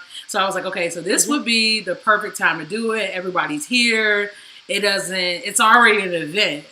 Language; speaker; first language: English; native; English